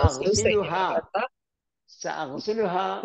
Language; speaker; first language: Arabic; non-native, fluent; Malayalam